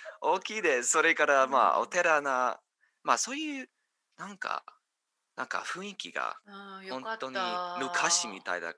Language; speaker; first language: Japanese; non-native, fluent; English